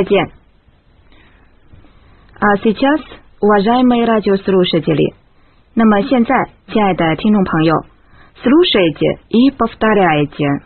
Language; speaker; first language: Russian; non-native, fluent; Chinese